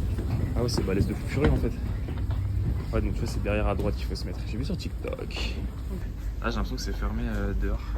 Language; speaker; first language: French; native; French